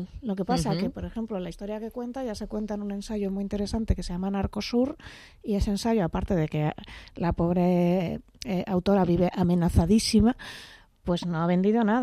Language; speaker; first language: Spanish; native; Spanish